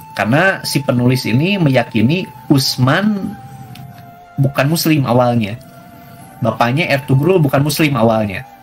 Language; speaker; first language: Indonesian; non-native, local second language; Sundanese